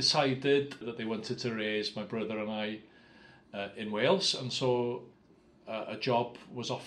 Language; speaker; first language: English; native; English